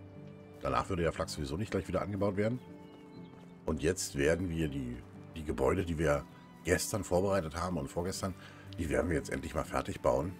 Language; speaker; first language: German; native; German